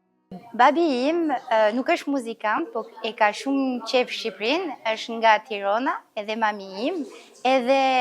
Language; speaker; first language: Albanian; early bilingual, heritage; Albanian